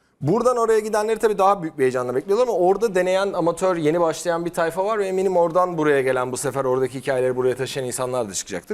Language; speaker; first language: Turkish; native; Turkish